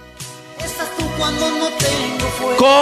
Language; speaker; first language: Spanish; native; Spanish